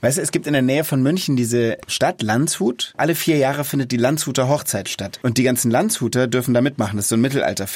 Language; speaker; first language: German; native; German